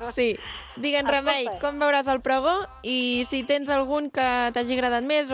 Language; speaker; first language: Catalan; native; Catalan